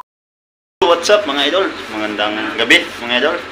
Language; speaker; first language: Filipino; non-native, local second language; Cebuano